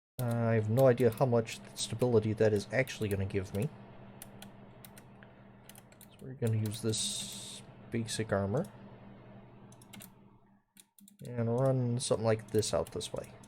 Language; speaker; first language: English; native; English